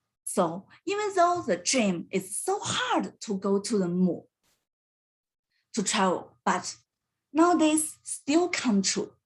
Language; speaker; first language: English; non-native, learner; Chinese